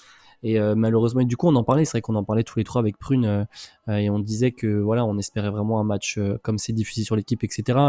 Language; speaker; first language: French; native; French